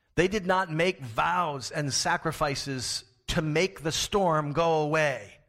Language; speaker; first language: English; native; English